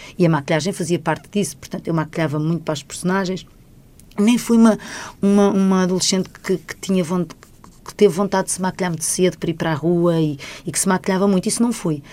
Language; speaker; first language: Portuguese; native; Portuguese